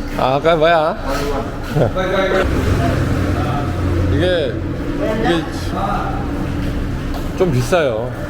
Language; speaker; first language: Korean; native; Korean